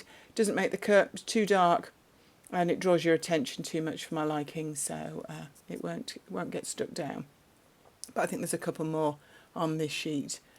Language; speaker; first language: English; native; English